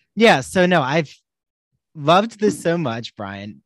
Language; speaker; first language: English; native; English